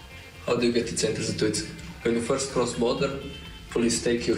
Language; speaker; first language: English; non-native, fluent; Slovenian